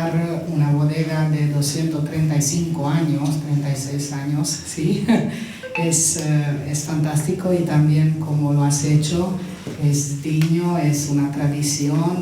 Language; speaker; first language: Spanish; non-native, fluent; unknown